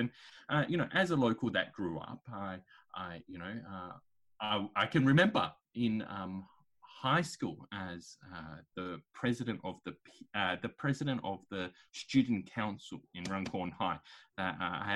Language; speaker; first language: English; native; English